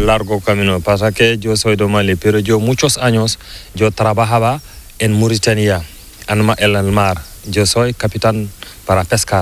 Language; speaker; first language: Spanish; non-native, learner; Fula